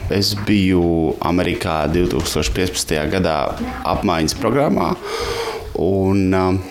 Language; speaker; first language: Latvian; native; Latvian